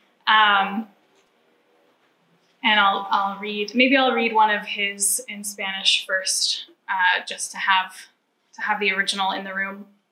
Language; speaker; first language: English; native; English